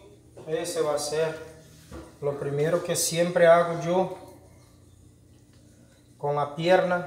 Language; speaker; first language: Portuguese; non-native, learner; Spanish